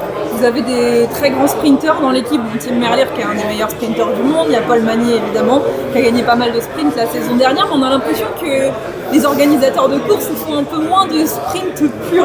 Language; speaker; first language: French; native; French